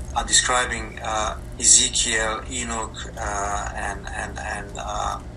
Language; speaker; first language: English; non-native, fluent; Slovenian